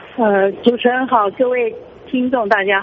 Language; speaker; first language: Chinese; native; Chinese